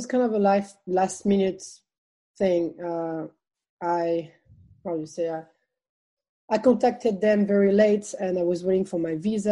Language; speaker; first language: English; non-native, fluent; French